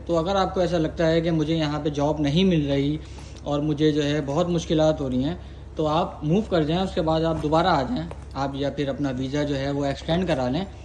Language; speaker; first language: Urdu; non-native, local second language; Punjabi